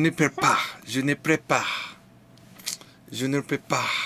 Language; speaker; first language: French; non-native, learner; English